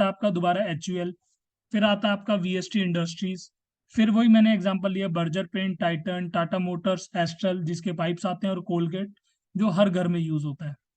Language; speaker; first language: Hindi; native; Hindi